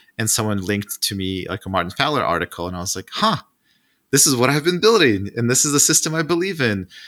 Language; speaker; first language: English; non-native, fluent; Russian